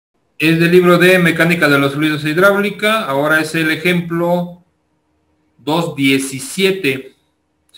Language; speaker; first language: Spanish; native; Spanish